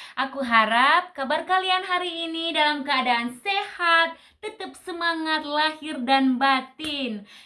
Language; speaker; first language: Indonesian; native; Indonesian